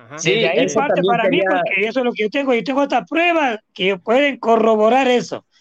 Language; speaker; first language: Spanish; native; Spanish